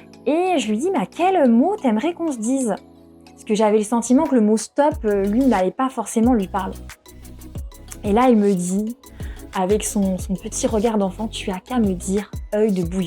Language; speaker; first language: French; native; French